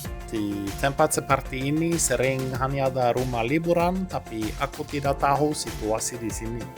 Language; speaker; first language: Indonesian; non-native, fluent; Norwegian